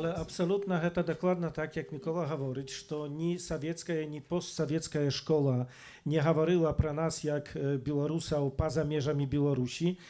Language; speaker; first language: Polish; non-native, local second language; Belarusian